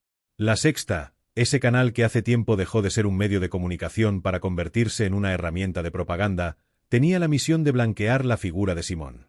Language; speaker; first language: Spanish; native; Spanish